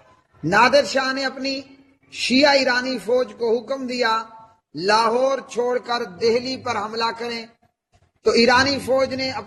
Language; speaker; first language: Urdu; native; Urdu